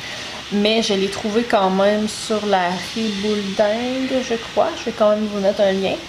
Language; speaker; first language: French; native; French